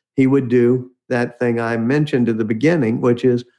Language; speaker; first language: English; native; English